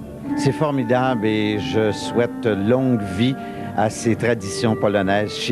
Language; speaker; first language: French; native; French